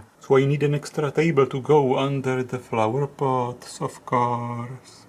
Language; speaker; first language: English; non-native, fluent; Czech